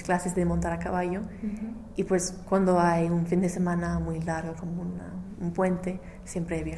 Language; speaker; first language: Spanish; non-native, fluent; English